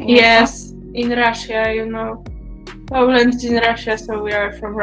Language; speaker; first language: English; non-native, learner; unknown